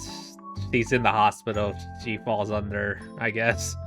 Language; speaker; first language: English; native; English